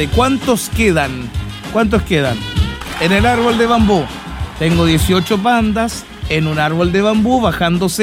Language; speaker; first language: Spanish; native; Spanish